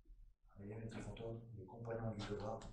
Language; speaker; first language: French; native; French